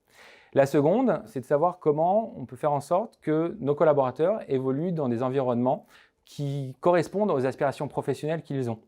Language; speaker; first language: French; native; French